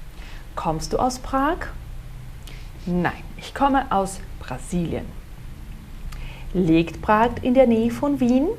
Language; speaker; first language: German; non-native, fluent; Portuguese